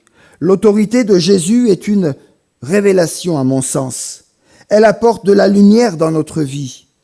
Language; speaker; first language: French; native; French